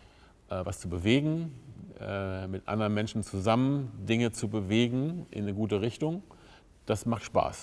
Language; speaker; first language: German; native; German